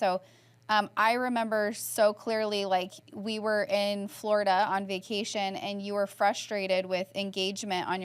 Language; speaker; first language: English; native; English